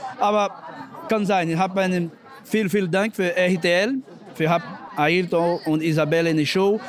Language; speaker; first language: German; non-native, learner; Portuguese